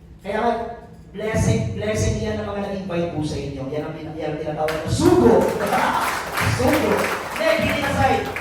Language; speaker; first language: Filipino; non-native, local second language; Bikol